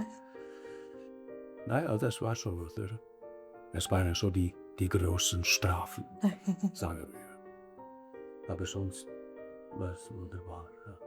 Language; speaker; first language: German; early bilingual, other home language; Italian